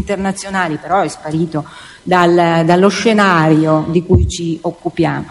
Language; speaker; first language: Italian; native; Italian